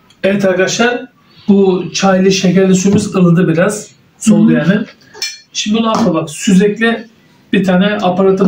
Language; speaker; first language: Turkish; native; Turkish